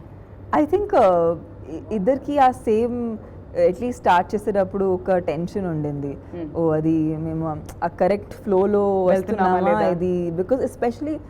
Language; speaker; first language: Telugu; non-native, fluent; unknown